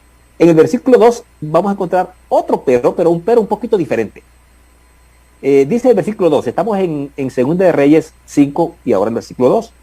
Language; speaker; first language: Spanish; native; Spanish